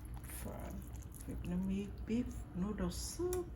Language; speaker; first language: English; non-native, learner; Vietnamese